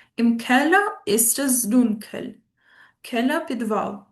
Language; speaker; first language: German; non-native, fluent; Ukrainian